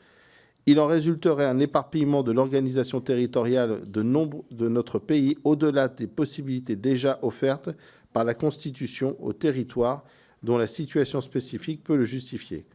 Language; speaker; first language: French; native; French